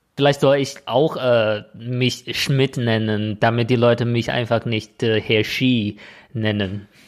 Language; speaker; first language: German; non-native, fluent; Chinese